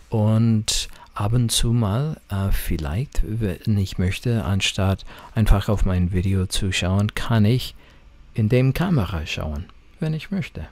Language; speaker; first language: German; non-native, fluent; English